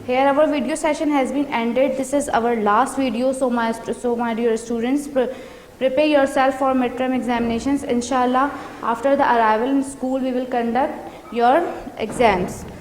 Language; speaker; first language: English; non-native, local second language; Urdu